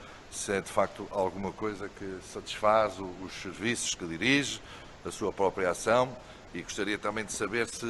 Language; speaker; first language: Portuguese; native; Portuguese